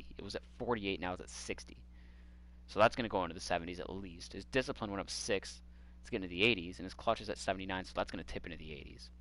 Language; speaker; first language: English; native; English